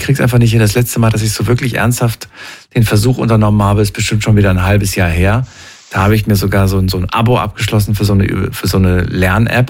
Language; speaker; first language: German; native; German